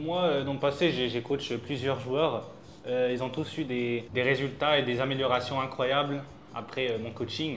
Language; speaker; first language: French; native; French